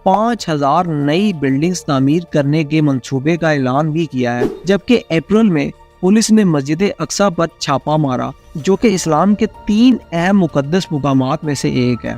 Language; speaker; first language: Urdu; native; Urdu